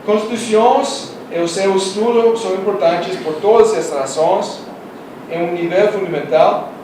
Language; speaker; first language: Portuguese; non-native, learner; Russian